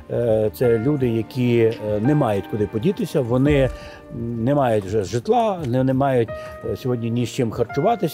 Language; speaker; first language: Ukrainian; native; Ukrainian